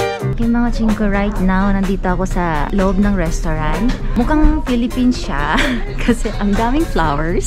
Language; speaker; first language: Filipino; non-native, fluent; Korean